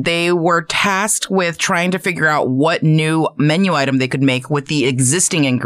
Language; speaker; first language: English; early bilingual, other home language; Chinese